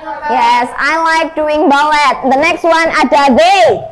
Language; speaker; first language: English; non-native, fluent; Indonesian